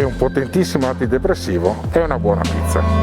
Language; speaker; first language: Italian; native; Italian